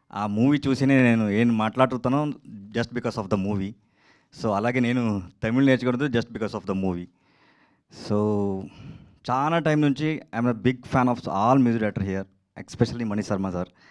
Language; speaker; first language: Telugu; non-native, learner; Kannada